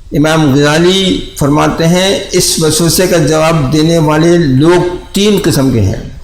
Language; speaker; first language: Urdu; native; Urdu